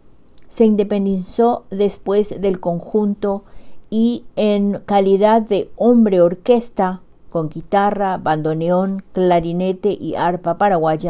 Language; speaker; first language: Spanish; native; Spanish